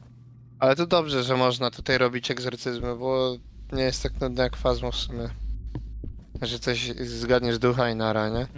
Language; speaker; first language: Polish; native; Polish